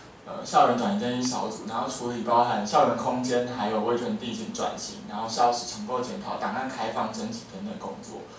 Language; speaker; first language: Chinese; native; Chinese